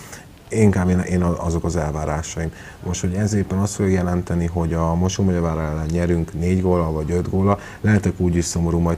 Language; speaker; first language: Hungarian; native; Hungarian